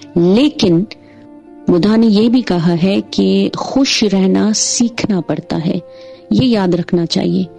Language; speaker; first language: Urdu; non-native, local second language; Sindhi